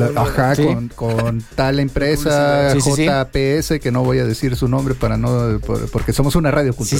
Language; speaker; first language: Spanish; native; Spanish